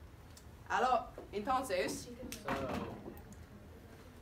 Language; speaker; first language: Spanish; non-native, fluent; English